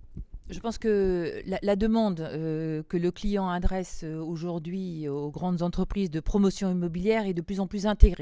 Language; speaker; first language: French; native; French